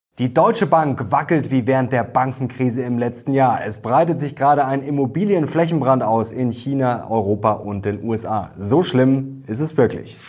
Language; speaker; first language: German; native; German